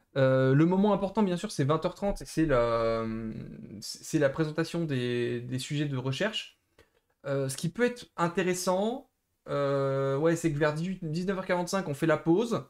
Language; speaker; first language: French; native; French